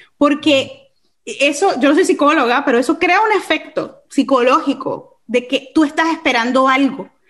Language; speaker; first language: Spanish; native; Spanish